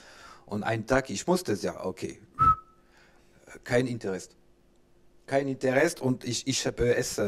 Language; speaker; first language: German; non-native, learner; French